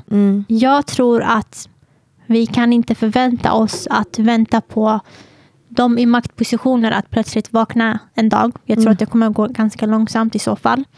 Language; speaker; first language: Swedish; native; Swedish